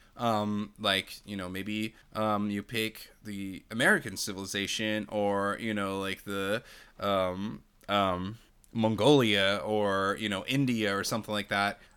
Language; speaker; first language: English; non-native, fluent; Portuguese